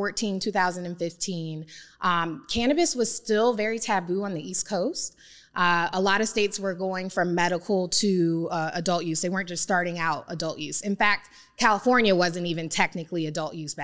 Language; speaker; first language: English; native; English